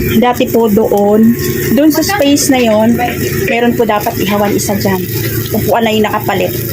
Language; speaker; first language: Filipino; non-native, local second language; Cebuano